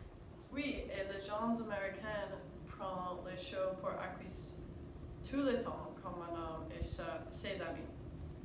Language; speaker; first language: French; non-native, learner; English